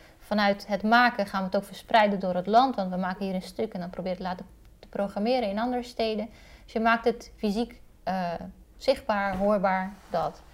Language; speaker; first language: Dutch; early bilingual, other home language; Romanian